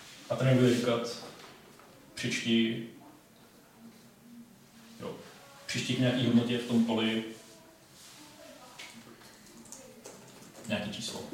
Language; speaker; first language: Czech; native; Czech